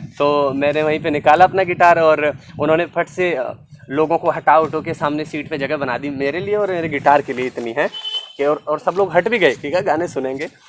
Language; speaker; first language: Hindi; native; Hindi